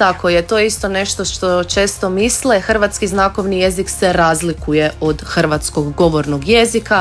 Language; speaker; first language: Croatian; native; Croatian